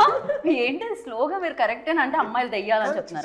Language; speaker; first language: Telugu; native; Telugu